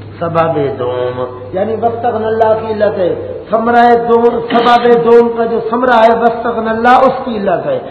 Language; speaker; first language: Urdu; non-native, local second language; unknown